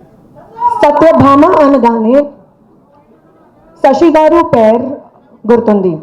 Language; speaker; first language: Telugu; non-native, local second language; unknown